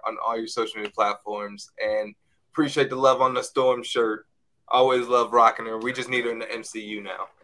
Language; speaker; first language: English; native; English